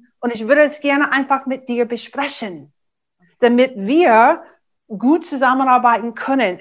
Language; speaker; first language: German; non-native, fluent; English